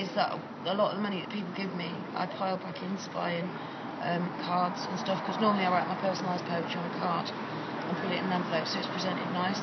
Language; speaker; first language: English; native; English